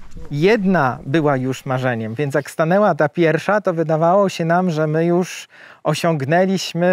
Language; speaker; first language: Polish; native; Polish